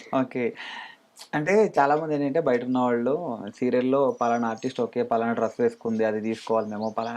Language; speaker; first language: Telugu; native; Telugu